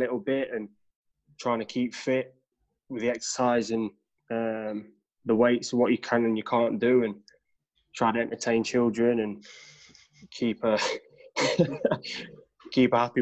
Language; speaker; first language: English; native; English